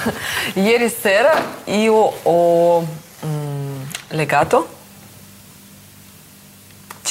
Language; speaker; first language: Italian; non-native, learner; Russian